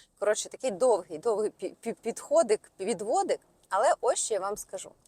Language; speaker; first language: Ukrainian; non-native, local second language; Russian